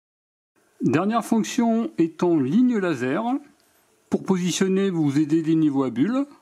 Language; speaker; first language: French; native; French